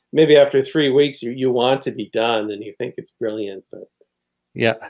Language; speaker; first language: English; native; English